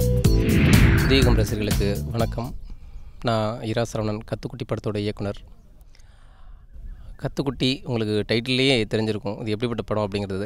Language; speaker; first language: Tamil; native; Tamil